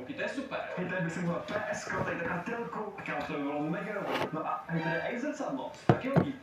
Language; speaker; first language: Czech; native; Czech